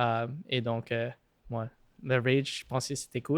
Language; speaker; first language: French; non-native, local second language; English